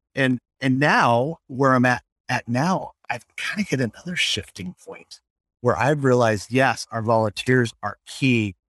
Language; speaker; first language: English; native; English